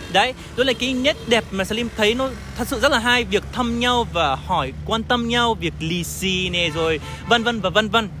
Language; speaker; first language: Vietnamese; non-native, fluent; Arabic